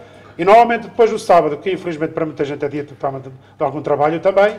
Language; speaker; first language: Portuguese; native; Portuguese